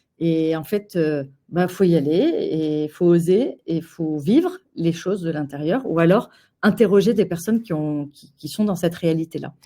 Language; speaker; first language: French; native; French